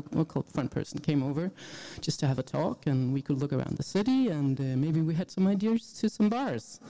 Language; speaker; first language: English; non-native, fluent; Danish